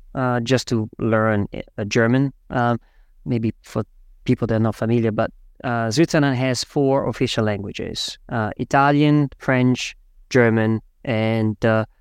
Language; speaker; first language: English; non-native, fluent; Italian